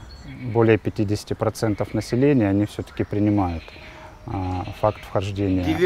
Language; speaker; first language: Russian; native; Russian